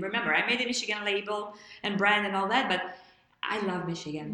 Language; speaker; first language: English; non-native, fluent; Albanian